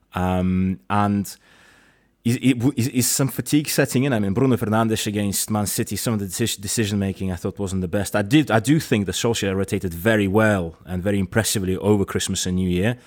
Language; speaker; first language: English; native; English